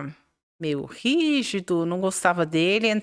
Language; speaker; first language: Portuguese; non-native, fluent; Dutch